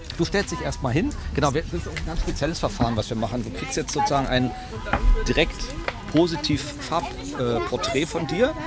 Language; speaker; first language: German; native; German